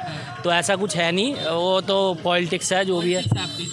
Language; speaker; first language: Hindi; native; Hindi